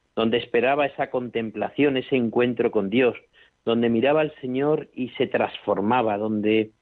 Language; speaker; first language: Spanish; native; Spanish